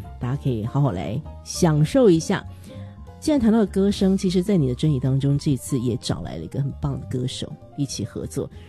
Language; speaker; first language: Chinese; native; Chinese